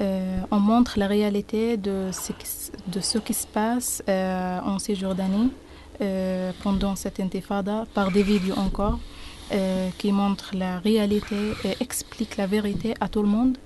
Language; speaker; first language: French; non-native, learner; Arabic